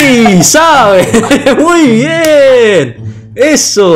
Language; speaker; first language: Spanish; non-native, learner; Indonesian